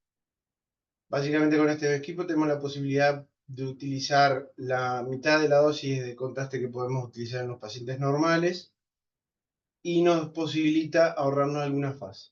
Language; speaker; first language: Spanish; native; Spanish